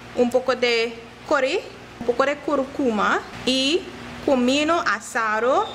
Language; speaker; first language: Spanish; non-native, learner; English